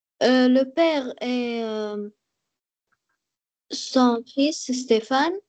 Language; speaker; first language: French; non-native, learner; Arabic